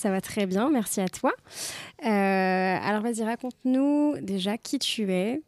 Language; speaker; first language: French; native; French